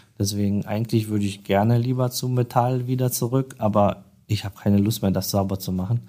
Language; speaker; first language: German; non-native, fluent; Polish